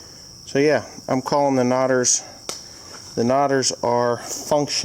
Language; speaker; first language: English; native; English